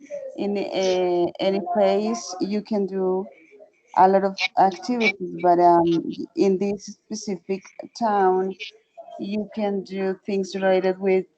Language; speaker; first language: English; non-native, fluent; Spanish